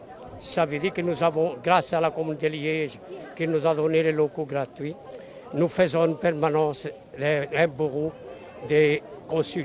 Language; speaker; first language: French; non-native, fluent; Italian